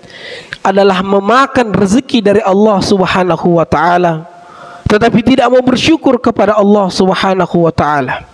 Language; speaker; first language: Indonesian; native; Indonesian